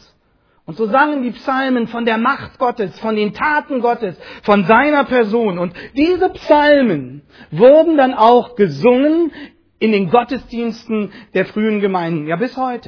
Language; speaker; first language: German; native; German